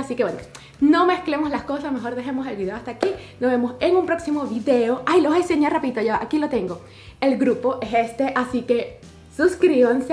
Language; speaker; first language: Spanish; native; Spanish